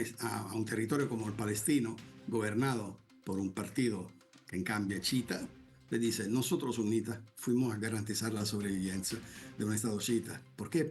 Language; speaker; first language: Spanish; non-native, fluent; Italian